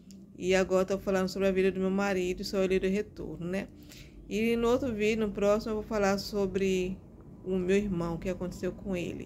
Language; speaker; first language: Portuguese; native; Portuguese